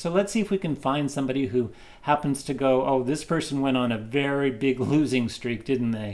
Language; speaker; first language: English; native; English